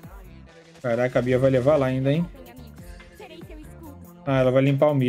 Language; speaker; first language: Portuguese; native; Portuguese